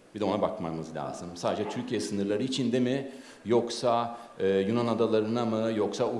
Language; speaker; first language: Turkish; native; Turkish